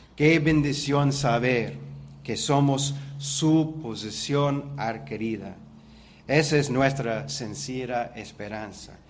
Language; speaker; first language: Spanish; non-native, fluent; English